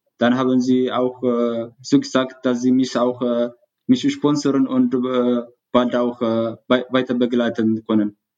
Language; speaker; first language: German; non-native, learner; Tigrinya